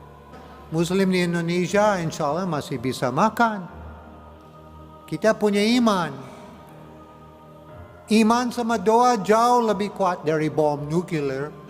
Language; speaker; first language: Indonesian; non-native, learner; English